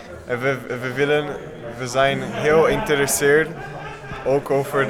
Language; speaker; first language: Dutch; non-native, learner; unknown